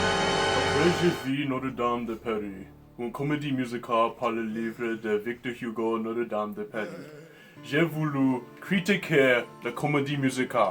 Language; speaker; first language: French; non-native, learner; English